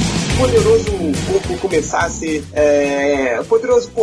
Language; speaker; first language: Portuguese; native; Portuguese